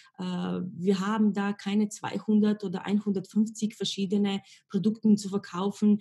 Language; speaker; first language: German; non-native, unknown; Slovenian